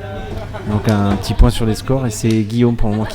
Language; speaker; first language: French; native; French